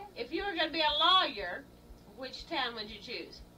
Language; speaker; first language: English; native; English